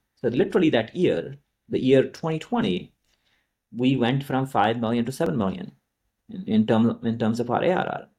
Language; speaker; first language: English; non-native, local second language; Hindi